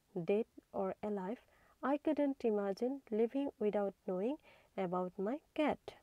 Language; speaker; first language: English; non-native, local second language; Assamese